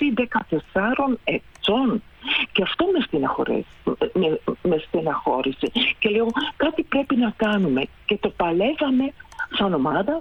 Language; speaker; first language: Greek; non-native, fluent; Dutch